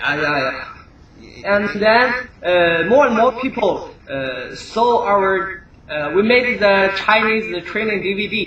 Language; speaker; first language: English; non-native, learner; Chinese